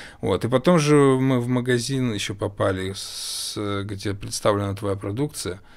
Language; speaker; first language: Russian; native; Russian